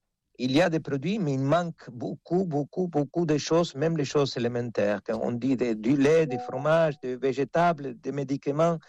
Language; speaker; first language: French; non-native, fluent; Spanish